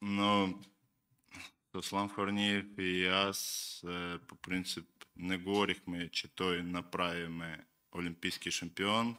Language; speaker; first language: Bulgarian; non-native, learner; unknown